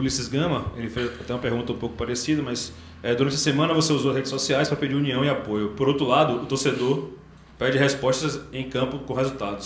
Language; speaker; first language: Portuguese; native; Portuguese